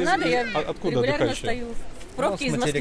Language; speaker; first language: Russian; native; Russian